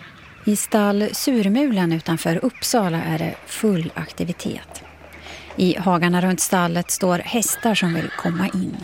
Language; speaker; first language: Swedish; native; Swedish